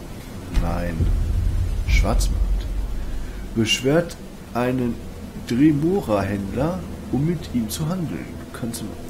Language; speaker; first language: German; native; German